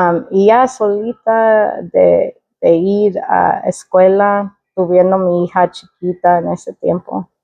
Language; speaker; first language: Spanish; early bilingual, heritage; Spanish